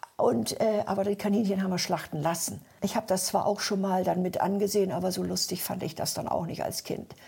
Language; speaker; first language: German; native; German